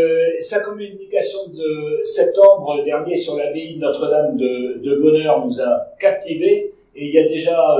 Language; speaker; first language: French; native; French